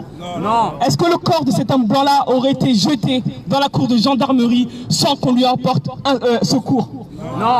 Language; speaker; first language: French; native; French